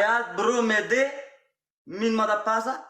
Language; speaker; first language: Swedish; non-native, learner; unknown